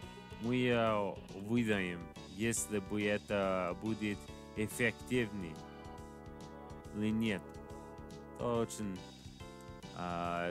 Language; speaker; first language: Russian; non-native, learner; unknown